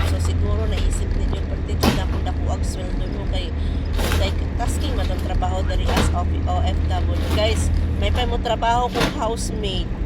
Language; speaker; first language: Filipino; non-native, local second language; Cebuano